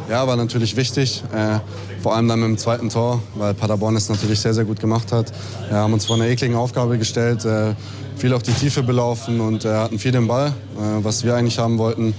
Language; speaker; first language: German; native; German